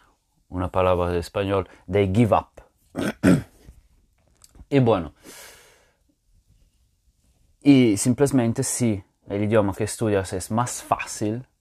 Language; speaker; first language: Spanish; non-native, fluent; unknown